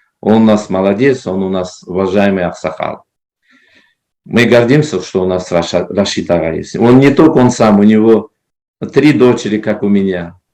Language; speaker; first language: Russian; non-native, local second language; Kazakh